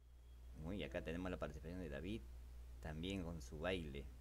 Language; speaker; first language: Spanish; native; Spanish